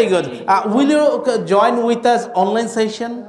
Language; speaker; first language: English; non-native, fluent; Bangla